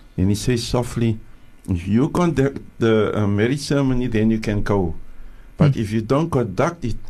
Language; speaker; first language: English; native; English